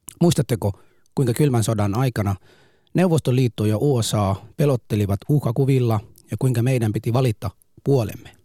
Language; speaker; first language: Finnish; non-native, fluent; Somali